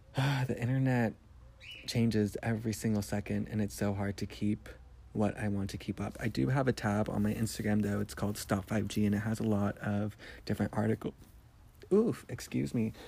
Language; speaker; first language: English; early bilingual, other home language; Spanish